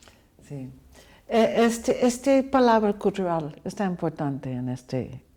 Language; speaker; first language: Spanish; non-native, learner; English